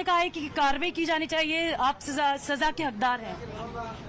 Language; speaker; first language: Hindi; native; Hindi